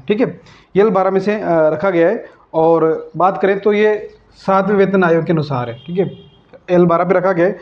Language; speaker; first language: Hindi; native; Hindi